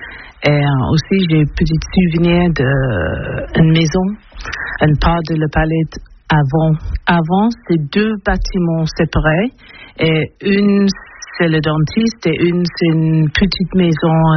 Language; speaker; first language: French; non-native, learner; English